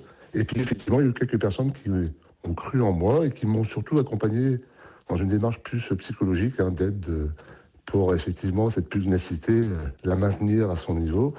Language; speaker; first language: French; native; French